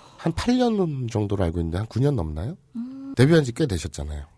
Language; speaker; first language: Korean; native; Korean